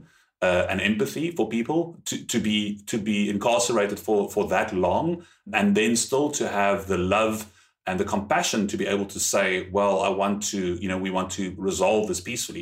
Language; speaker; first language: English; non-native, local second language; German